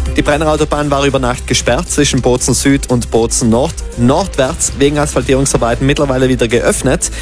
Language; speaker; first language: German; native; German